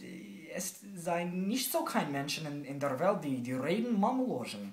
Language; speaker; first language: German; non-native, learner; English